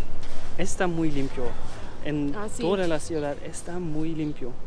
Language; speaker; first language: Spanish; non-native, learner; German